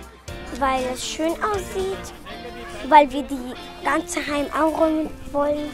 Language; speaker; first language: German; non-native, learner; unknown